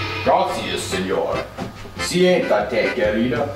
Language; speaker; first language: Spanish; non-native, learner; English